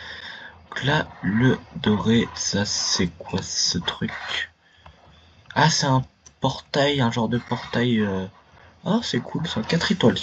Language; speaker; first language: French; native; French